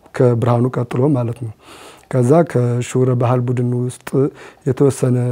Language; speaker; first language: Amharic; native; Amharic